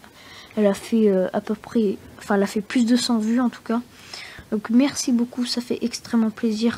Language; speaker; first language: French; native; French